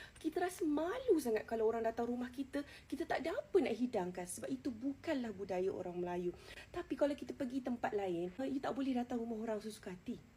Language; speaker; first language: Malay; native; Malay